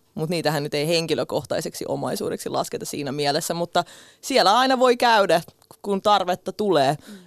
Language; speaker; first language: Finnish; early bilingual, other home language; Russian